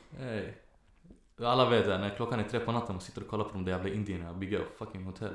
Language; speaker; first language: Swedish; early bilingual, other home language; Arabic